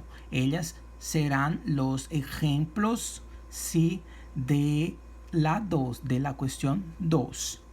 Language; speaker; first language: Spanish; non-native, fluent; Portuguese